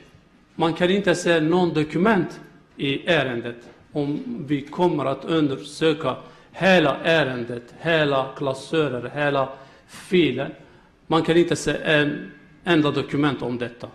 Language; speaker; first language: Swedish; non-native, learner; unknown